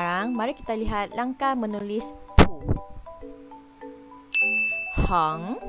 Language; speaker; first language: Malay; non-native, local second language; Chinese